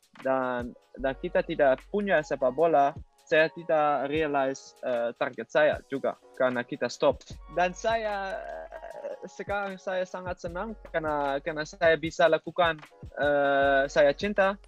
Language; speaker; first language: Indonesian; non-native, learner; Dutch